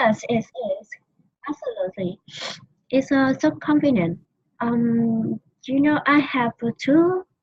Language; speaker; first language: English; non-native, learner; Vietnamese